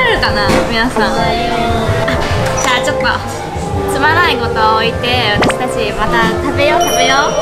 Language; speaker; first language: Japanese; early bilingual, heritage; Chinese